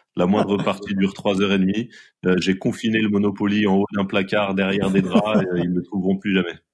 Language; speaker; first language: French; native; French